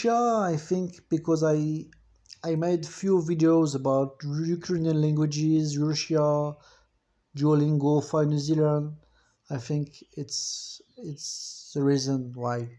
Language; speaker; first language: English; non-native, fluent; French